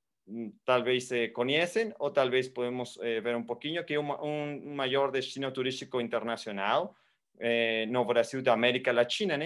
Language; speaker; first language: Portuguese; non-native, fluent; Spanish